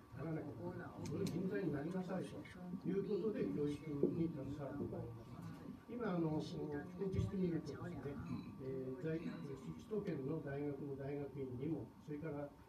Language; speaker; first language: Japanese; native; Japanese